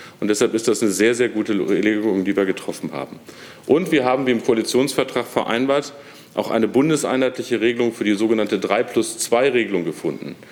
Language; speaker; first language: German; native; German